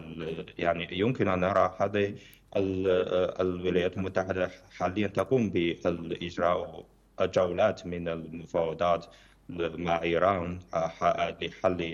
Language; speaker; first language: Arabic; non-native, fluent; Chinese